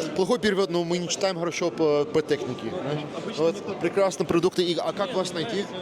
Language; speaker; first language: Russian; early bilingual, heritage; Russian